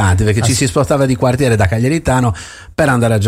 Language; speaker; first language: Italian; native; Italian